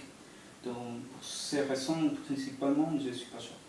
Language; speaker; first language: French; non-native, fluent; Spanish